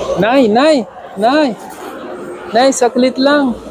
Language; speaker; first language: Filipino; non-native, learner; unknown